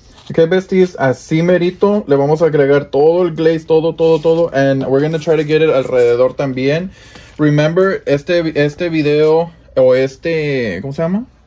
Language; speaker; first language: Spanish; early bilingual, heritage; Spanish